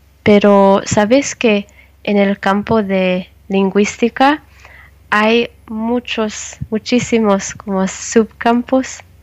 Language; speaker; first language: Spanish; non-native, learner; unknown